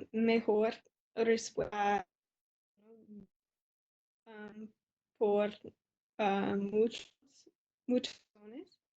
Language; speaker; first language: Spanish; non-native, learner; English